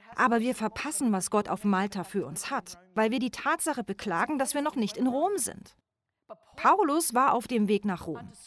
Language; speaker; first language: German; non-native, fluent; English